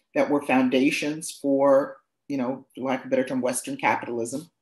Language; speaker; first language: English; native; English